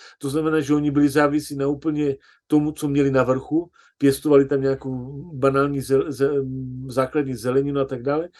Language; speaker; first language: Czech; native; Czech